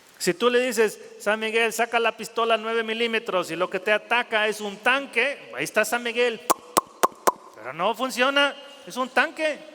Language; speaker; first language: Spanish; non-native, fluent; German